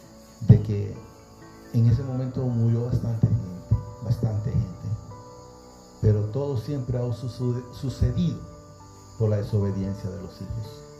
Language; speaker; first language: Spanish; native; Spanish